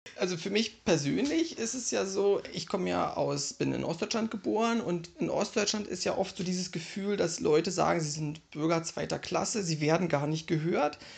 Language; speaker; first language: German; native; German